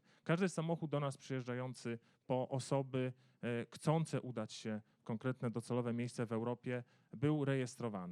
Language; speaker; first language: Polish; native; Polish